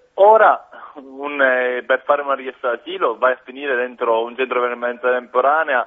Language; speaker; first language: Italian; native; Italian